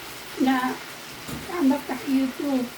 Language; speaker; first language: Arabic; native; Arabic